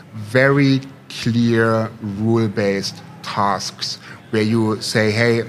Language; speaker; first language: English; non-native, fluent; German